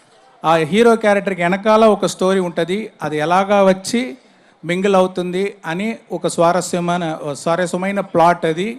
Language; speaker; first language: Telugu; non-native, local second language; Tamil